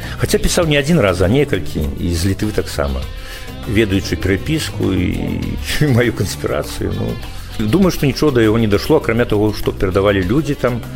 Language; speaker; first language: Russian; non-native, local second language; Belarusian